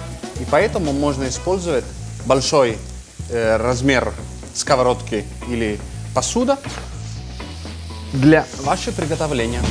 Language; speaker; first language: Russian; non-native, fluent; Italian